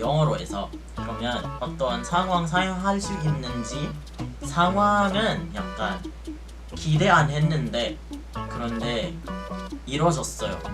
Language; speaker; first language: Korean; non-native, fluent; Filipino